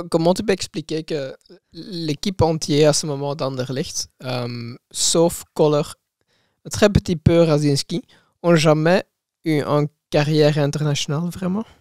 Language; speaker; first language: French; non-native, local second language; Dutch